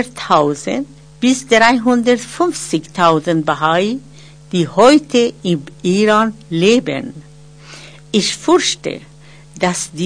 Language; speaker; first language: German; non-native, fluent; Persian